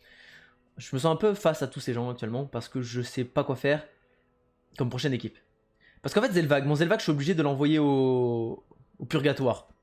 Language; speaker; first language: French; native; French